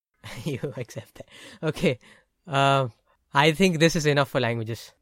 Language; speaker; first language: English; non-native, local second language; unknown